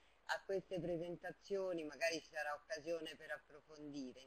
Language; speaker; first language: Italian; native; Italian